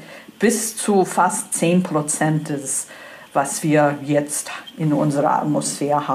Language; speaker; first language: German; non-native, fluent; English